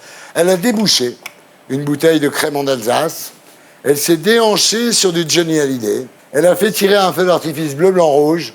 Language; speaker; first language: French; native; French